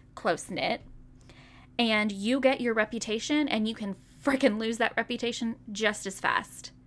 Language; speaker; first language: English; native; English